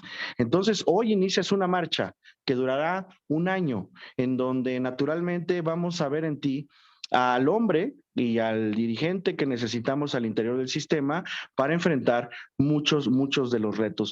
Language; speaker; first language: Spanish; native; Spanish